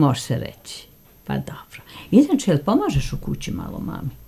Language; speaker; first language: Croatian; native; Croatian